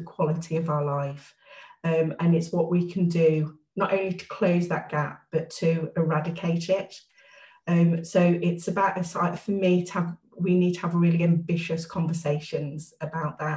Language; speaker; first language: English; native; English